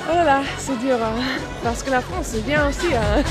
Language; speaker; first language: French; non-native, learner; German